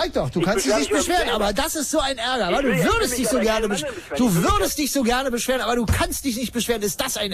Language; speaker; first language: German; native; German